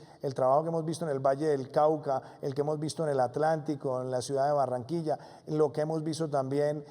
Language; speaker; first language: Spanish; native; Spanish